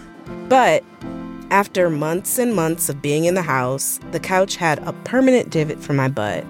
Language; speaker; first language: English; native; English